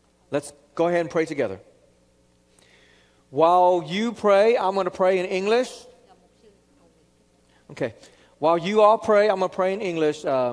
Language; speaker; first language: English; early bilingual, other home language; Vietnamese